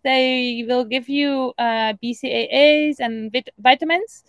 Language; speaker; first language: English; non-native, fluent; Dutch